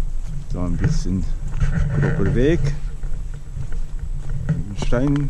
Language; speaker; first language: German; native; German